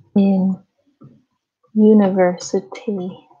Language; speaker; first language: English; native; English